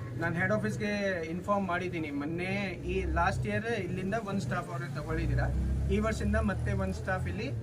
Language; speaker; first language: Kannada; non-native, fluent; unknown